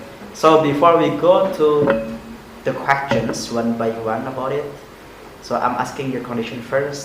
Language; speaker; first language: English; non-native, fluent; Indonesian